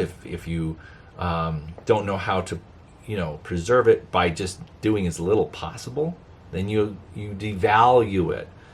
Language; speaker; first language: English; native; English